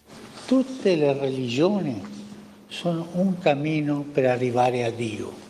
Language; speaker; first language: Italian; early bilingual, heritage; Spanish